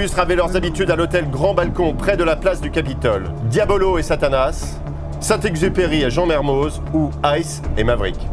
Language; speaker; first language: French; native; French